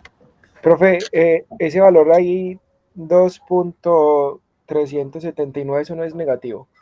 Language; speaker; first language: Spanish; native; Spanish